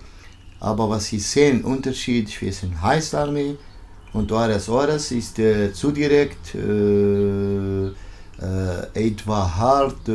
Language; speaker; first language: German; non-native, learner; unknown